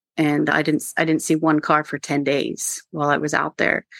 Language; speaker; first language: English; native; English